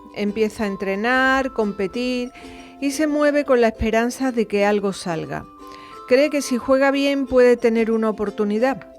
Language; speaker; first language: Spanish; native; Spanish